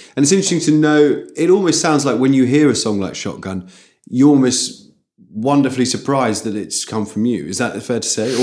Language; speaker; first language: English; native; English